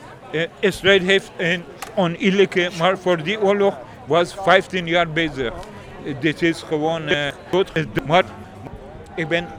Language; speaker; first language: Dutch; non-native, learner; Persian